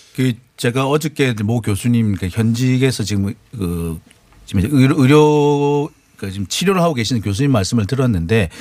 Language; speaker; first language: Korean; native; Korean